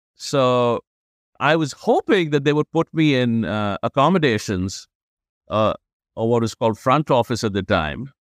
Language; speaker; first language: English; non-native, local second language; Hindi